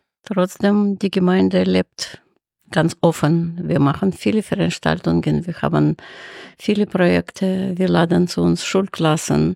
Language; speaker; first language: German; non-native, fluent; Russian